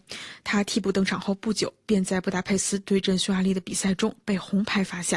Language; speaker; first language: Chinese; native; Chinese